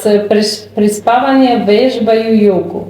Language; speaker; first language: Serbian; non-native, learner; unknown